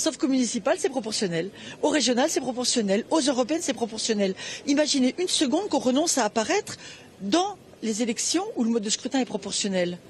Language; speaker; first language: French; native; French